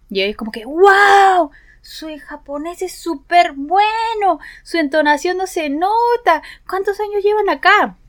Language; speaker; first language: Spanish; native; Spanish